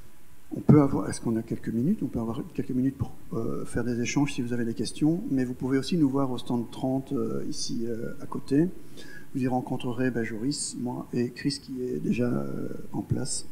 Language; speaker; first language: French; native; French